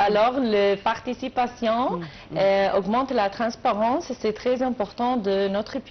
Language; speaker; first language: French; non-native, learner; Arabic